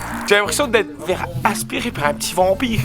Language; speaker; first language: French; native; French